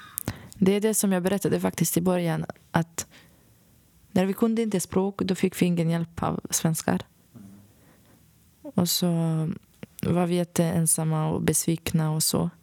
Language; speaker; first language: Swedish; non-native, fluent; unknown